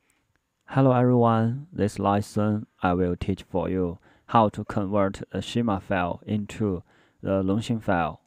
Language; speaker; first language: English; non-native, learner; Chinese